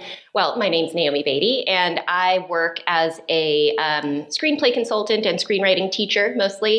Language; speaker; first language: English; native; English